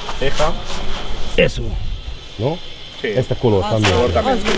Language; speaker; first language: Spanish; non-native, learner; Hungarian